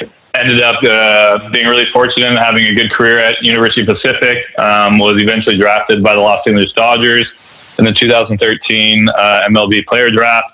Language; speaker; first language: English; native; English